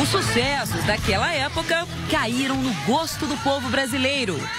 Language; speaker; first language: Portuguese; native; Portuguese